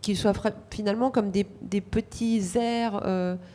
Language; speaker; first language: French; non-native, fluent; Romanian